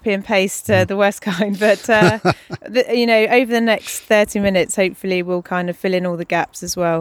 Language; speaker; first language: English; native; English